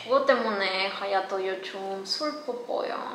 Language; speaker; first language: Korean; non-native, learner; Spanish